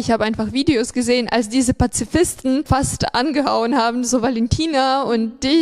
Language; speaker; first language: German; non-native, fluent; Ukrainian